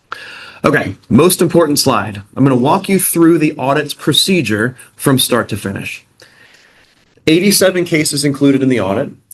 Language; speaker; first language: English; native; English